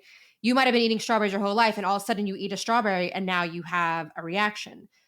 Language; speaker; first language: English; native; English